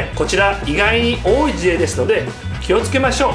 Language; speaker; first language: Japanese; native; Japanese